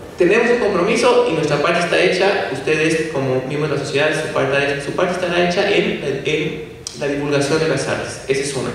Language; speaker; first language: Spanish; native; Spanish